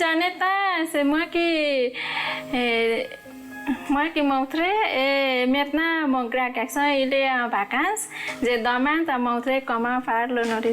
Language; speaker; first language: French; non-native, learner; Nepali